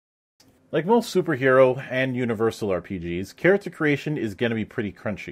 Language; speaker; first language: English; native; English